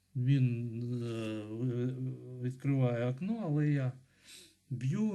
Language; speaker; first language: Ukrainian; non-native, local second language; Russian